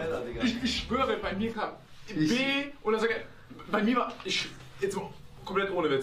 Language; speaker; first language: German; native; German